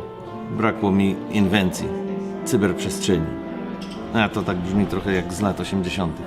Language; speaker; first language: Polish; native; Polish